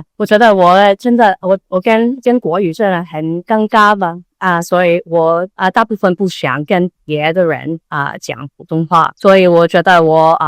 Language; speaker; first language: Chinese; non-native, learner; Cantonese